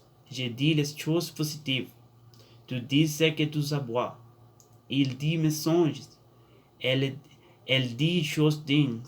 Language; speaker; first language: French; non-native, learner; Spanish